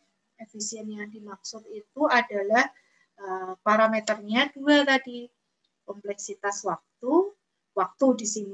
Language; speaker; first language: Indonesian; native; Indonesian